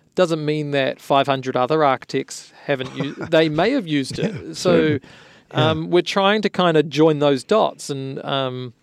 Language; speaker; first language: English; native; English